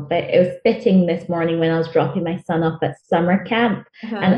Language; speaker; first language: English; non-native, local second language; Nyanja